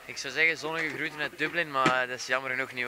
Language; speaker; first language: Dutch; native; Dutch